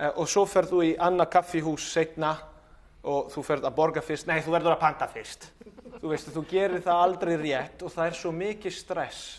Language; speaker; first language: Icelandic; non-native, fluent; Italian